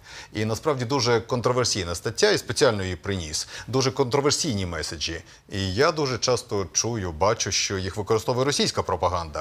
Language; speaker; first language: Ukrainian; native; Ukrainian